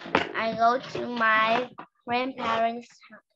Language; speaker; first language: English; non-native, learner; Vietnamese